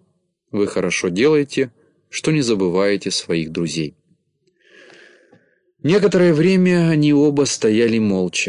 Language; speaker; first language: Russian; native; Russian